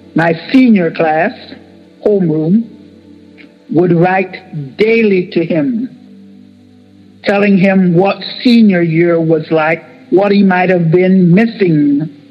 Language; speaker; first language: English; non-native, fluent; Spanish